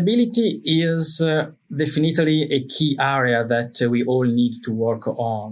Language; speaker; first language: English; non-native, fluent; Italian